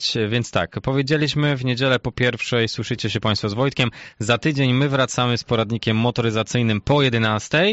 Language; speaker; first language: Polish; native; Polish